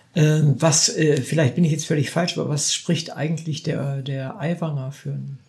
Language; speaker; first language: German; native; German